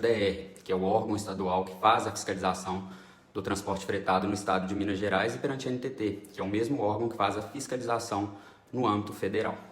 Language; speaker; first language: Portuguese; native; Portuguese